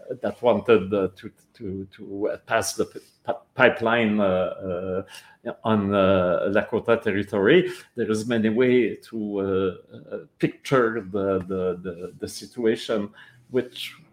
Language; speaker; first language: English; non-native, local second language; French